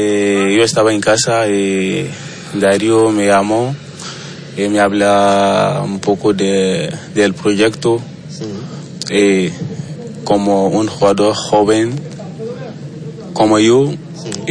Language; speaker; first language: Spanish; non-native, learner; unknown